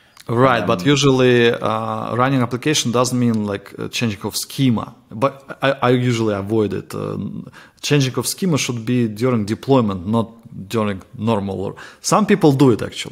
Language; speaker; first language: English; non-native, fluent; Russian